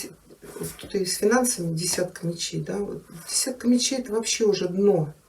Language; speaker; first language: Russian; native; Russian